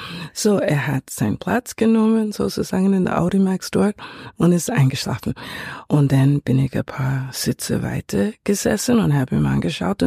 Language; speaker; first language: German; non-native, fluent; English